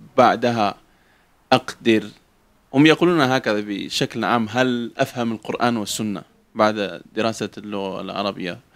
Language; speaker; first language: Arabic; non-native, fluent; Spanish